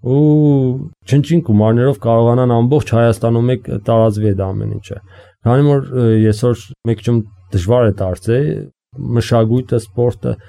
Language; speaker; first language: Armenian; native; Armenian